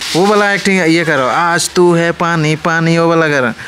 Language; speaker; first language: Hindi; non-native, local second language; Sadri